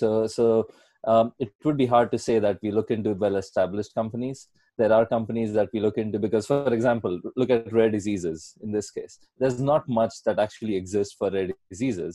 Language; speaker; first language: English; non-native, local second language; Marathi